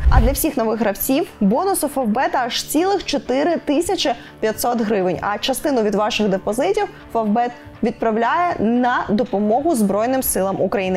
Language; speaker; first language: Ukrainian; native; Ukrainian